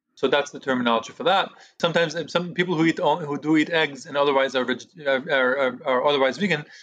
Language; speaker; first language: English; early bilingual, other home language; Hebrew